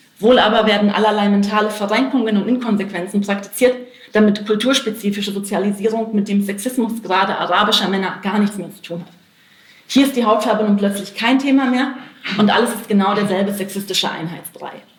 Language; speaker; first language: German; native; German